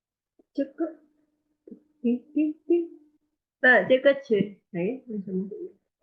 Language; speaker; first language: Chinese; non-native, learner; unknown